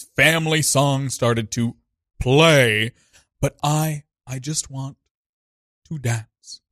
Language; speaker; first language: English; native; English